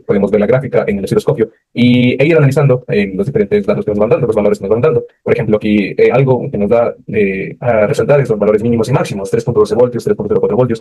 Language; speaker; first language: Spanish; native; Spanish